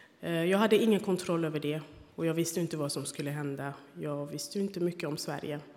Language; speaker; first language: Swedish; non-native, fluent; Rundi